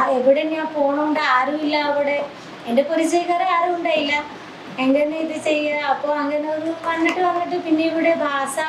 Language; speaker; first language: Malayalam; non-native, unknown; Odia